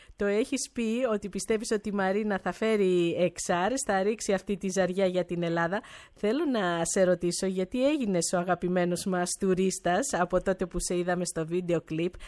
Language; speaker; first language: Greek; native; Greek